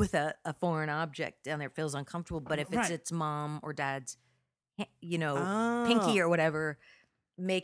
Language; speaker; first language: English; native; English